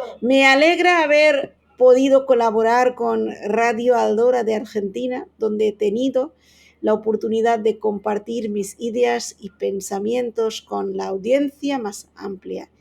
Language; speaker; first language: Spanish; non-native, fluent; Bangla